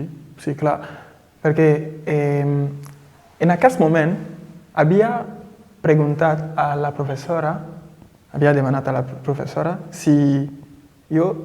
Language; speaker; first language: Catalan; non-native, fluent; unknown